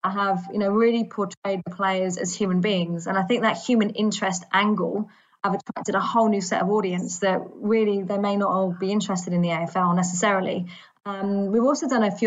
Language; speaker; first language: English; native; English